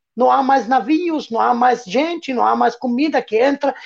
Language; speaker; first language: Portuguese; non-native, fluent; Arabic